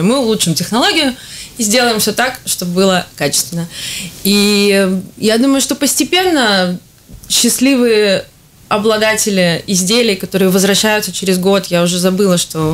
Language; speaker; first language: Russian; native; Russian